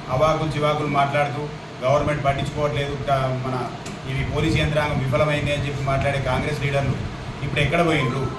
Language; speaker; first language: Telugu; native; Telugu